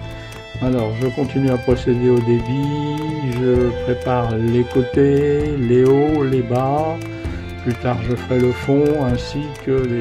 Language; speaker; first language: French; native; French